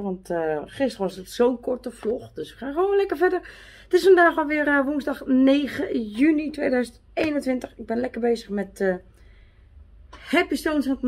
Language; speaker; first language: Dutch; native; Dutch